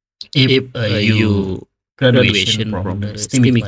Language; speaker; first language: English; non-native, learner; Indonesian